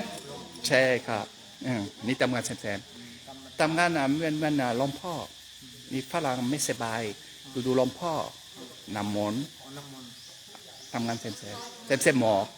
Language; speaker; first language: Thai; non-native, learner; French